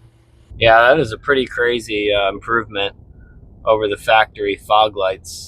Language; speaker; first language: English; native; English